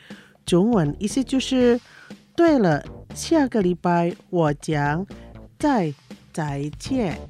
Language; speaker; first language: Chinese; non-native, local second language; Indonesian